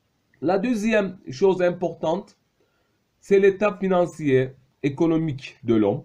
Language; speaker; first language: French; non-native, fluent; Turkish